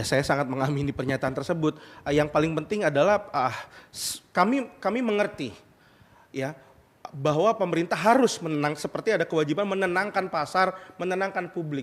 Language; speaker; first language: Indonesian; native; Indonesian